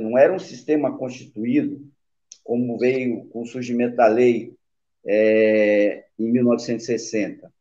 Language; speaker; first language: Portuguese; native; Portuguese